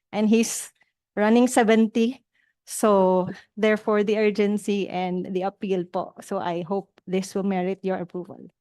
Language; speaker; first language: English; non-native, local second language; Cebuano